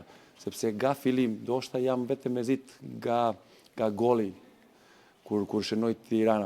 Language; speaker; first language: Albanian; non-native, learner; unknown